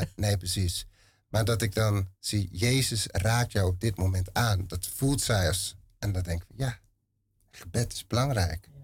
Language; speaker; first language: Dutch; native; Dutch